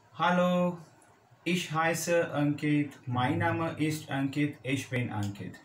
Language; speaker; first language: German; non-native, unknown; Hindi